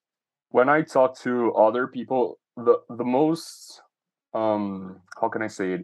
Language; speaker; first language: English; non-native, fluent; Portuguese